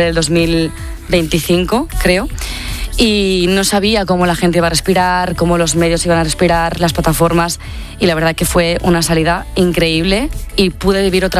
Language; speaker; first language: Spanish; native; Spanish